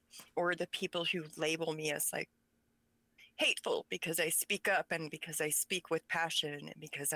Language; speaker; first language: English; early bilingual, other home language; Pennsylvania German